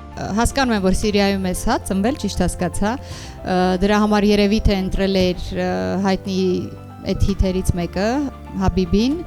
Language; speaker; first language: Armenian; native; Armenian